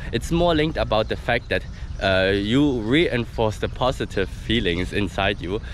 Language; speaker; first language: English; non-native, fluent; German